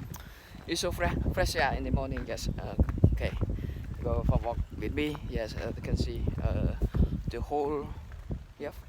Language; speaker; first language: English; non-native, learner; Khmer